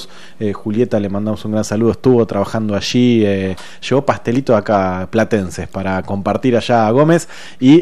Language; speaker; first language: Spanish; native; Spanish